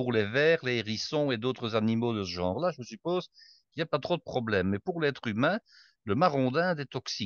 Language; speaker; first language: French; native; French